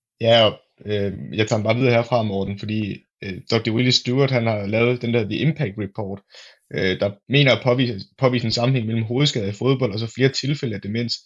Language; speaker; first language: Danish; native; Danish